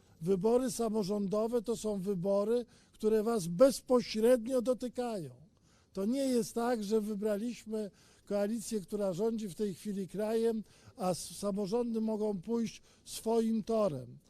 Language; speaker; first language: Polish; native; Polish